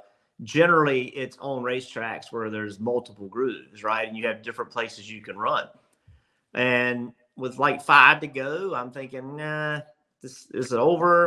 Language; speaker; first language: English; native; English